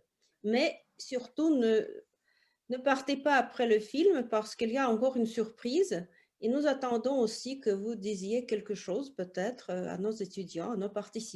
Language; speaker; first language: French; non-native, fluent; Russian